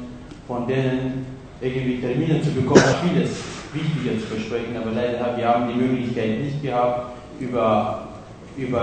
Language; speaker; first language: German; non-native, fluent; Kurdish